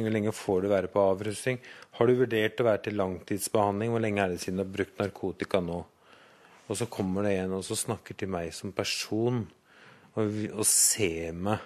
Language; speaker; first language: Norwegian; native; Norwegian